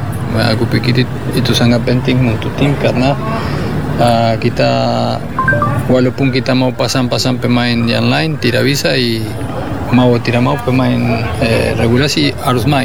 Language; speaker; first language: Indonesian; non-native, fluent; Spanish